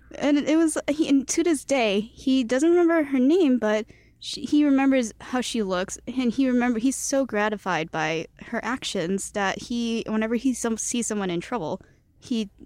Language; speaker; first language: English; early bilingual, other home language; Cantonese